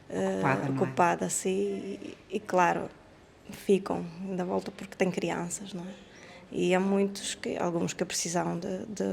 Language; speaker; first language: Portuguese; non-native, fluent; Ukrainian